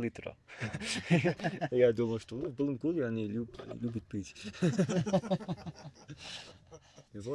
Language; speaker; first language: Russian; non-native, learner; English